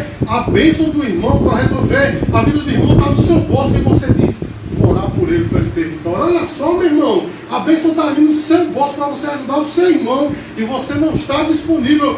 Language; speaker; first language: Portuguese; native; Portuguese